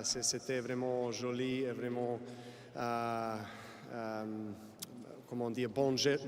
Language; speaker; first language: French; non-native, fluent; Serbian